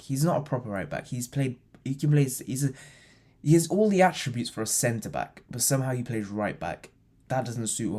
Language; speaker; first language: English; native; English